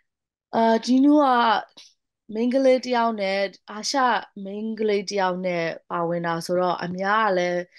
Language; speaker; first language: Burmese; non-native, local second language; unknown